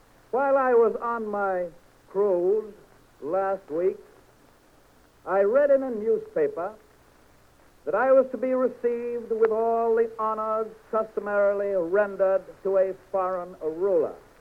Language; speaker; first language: English; native; English